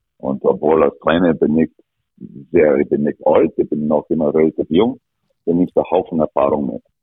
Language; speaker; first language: German; non-native, fluent; English